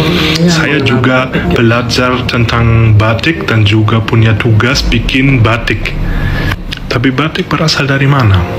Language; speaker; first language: Indonesian; non-native, fluent; German